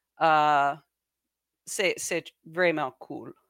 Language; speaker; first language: French; non-native, learner; English